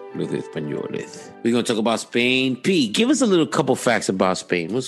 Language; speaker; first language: English; early bilingual, other home language; Spanish